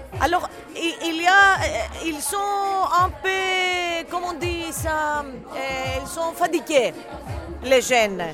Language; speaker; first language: French; non-native, fluent; Greek